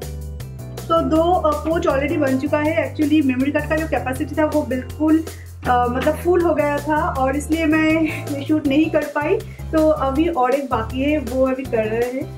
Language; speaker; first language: Hindi; non-native, local second language; Bangla